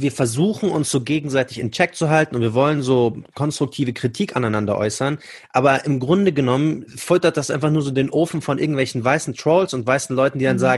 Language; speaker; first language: German; early bilingual, other home language; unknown